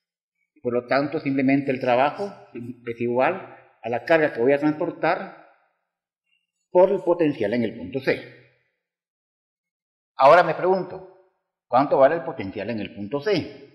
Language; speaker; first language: Spanish; native; Spanish